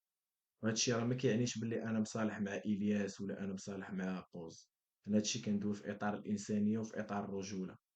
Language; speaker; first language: Arabic; native; Arabic